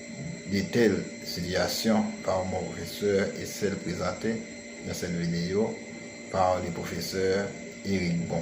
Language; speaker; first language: French; non-native, learner; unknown